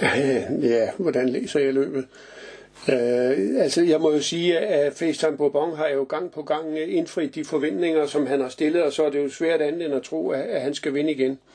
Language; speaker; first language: Danish; native; Danish